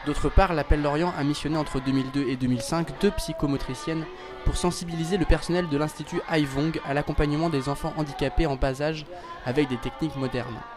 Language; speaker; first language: French; native; French